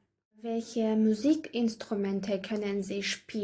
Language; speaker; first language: German; non-native, learner; Azerbaijani